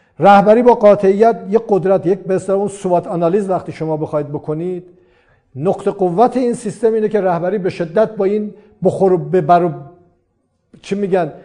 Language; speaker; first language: Persian; non-native, local second language; Azerbaijani